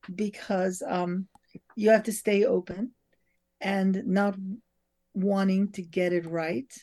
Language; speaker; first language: English; early bilingual, other home language; French